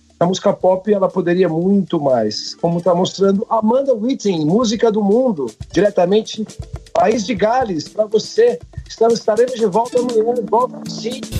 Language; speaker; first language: Portuguese; native; Portuguese